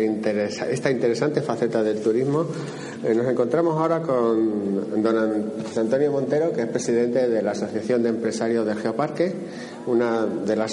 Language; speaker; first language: Spanish; native; Spanish